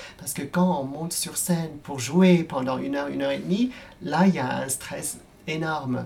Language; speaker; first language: French; non-native, fluent; Cantonese